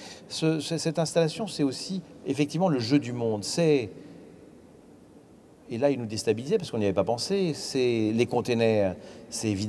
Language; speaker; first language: French; native; French